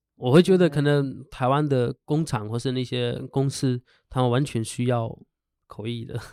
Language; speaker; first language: Chinese; non-native, fluent; Hindi